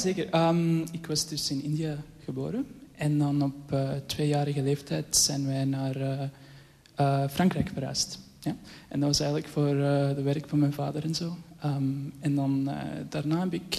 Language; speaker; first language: Dutch; early bilingual, other home language; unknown